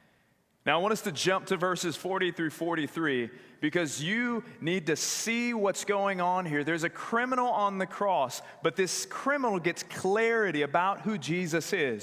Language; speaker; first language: English; native; English